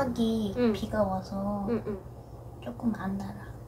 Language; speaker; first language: Korean; non-native, fluent; Japanese